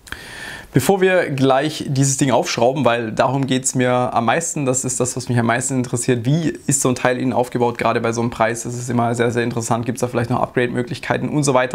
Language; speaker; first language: German; native; German